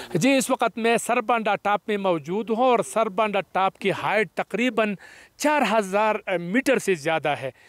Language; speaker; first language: Urdu; non-native, local second language; Pashto